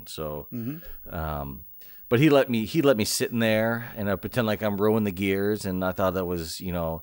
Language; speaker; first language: English; native; English